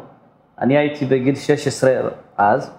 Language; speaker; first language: Hebrew; non-native, fluent; Amharic